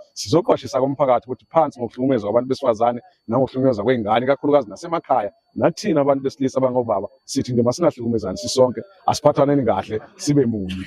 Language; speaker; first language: Zulu; native; Zulu